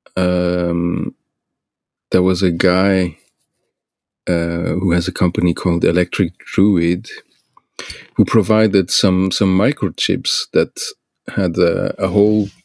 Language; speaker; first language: English; non-native, fluent; Portuguese